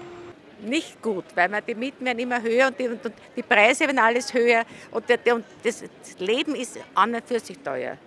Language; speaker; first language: German; native; German